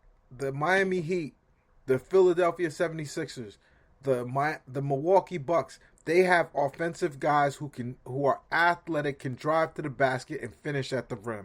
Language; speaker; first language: English; native; English